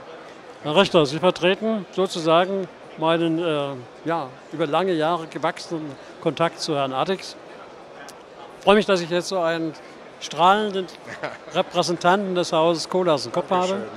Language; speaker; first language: German; native; German